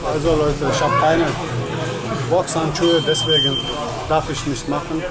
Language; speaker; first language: German; non-native, learner; Chechen